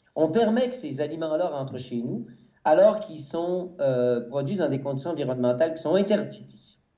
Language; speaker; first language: French; native; French